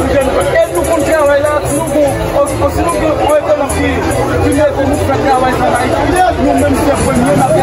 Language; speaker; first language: French; non-native, local second language; Haitian Creole